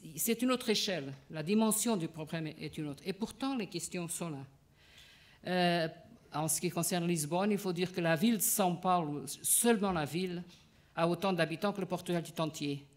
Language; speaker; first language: French; non-native, fluent; Portuguese